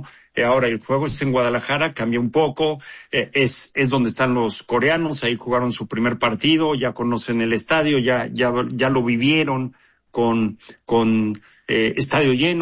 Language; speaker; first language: Spanish; native; Spanish